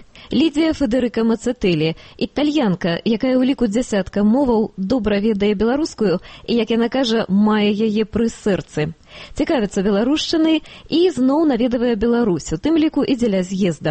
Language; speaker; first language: Belarusian; native; Belarusian